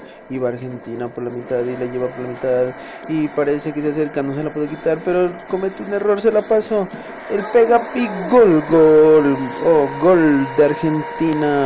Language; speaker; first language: Spanish; native; Spanish